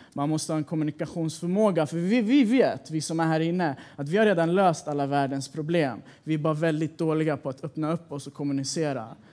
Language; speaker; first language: Swedish; early bilingual, other home language; Persian